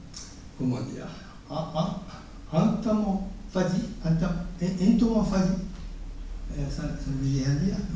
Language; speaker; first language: French; non-native, fluent; Japanese